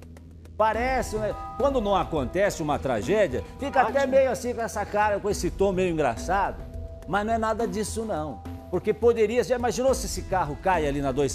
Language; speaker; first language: Portuguese; native; Portuguese